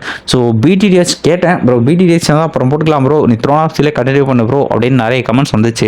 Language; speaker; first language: Tamil; native; Tamil